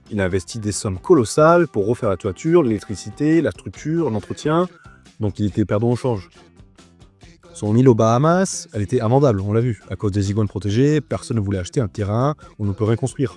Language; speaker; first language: French; native; French